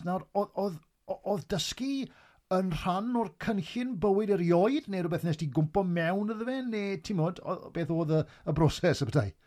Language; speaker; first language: Welsh; native; Welsh